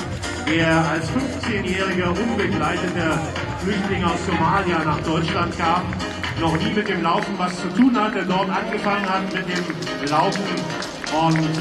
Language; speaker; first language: German; native; German